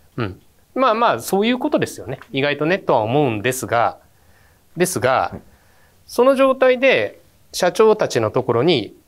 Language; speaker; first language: Japanese; native; Japanese